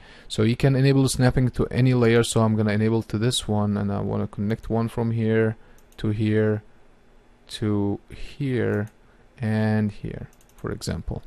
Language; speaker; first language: English; non-native, fluent; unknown